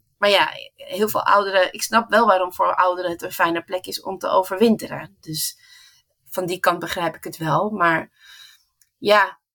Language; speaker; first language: Dutch; early bilingual, heritage; Dutch